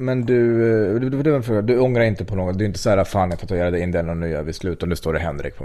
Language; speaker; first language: Swedish; native; Swedish